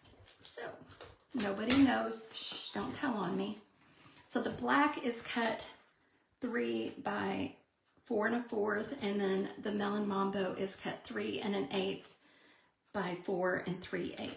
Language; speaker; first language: English; native; English